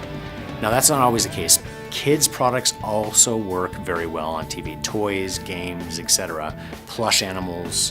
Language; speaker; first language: English; native; English